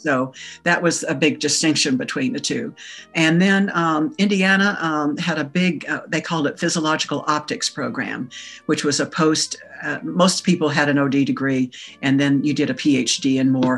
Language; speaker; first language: English; native; English